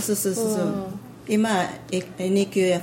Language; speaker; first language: Japanese; non-native, learner; Filipino